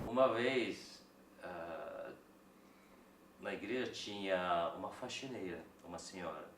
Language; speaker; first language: Portuguese; non-native, fluent; Korean